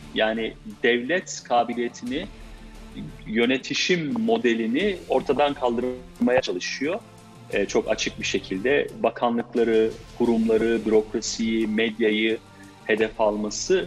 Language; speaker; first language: Turkish; native; Turkish